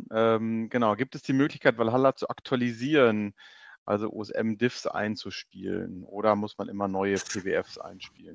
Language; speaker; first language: German; native; German